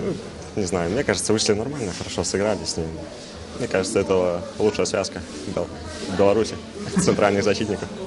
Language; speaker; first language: Russian; native; Russian